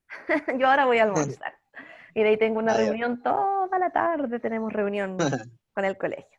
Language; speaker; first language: Spanish; native; Spanish